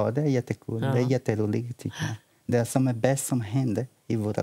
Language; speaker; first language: Swedish; non-native, learner; Portuguese